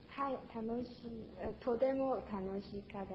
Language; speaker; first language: Japanese; non-native, learner; Chinese